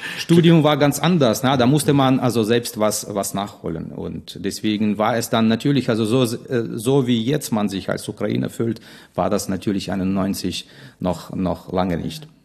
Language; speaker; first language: German; non-native, fluent; Russian